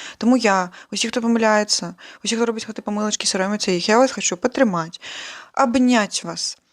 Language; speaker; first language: Belarusian; non-native, local second language; Russian